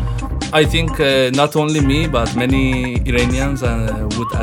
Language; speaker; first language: English; non-native, fluent; Persian